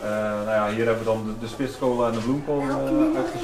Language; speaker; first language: Dutch; native; Dutch